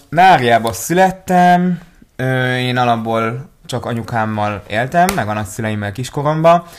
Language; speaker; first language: Hungarian; early bilingual, other home language; Hebrew